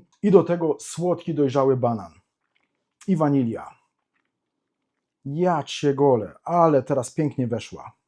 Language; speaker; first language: Polish; native; Polish